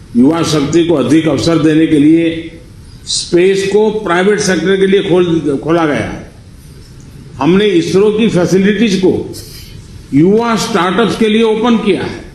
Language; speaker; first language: Hindi; non-native, local second language; Gujarati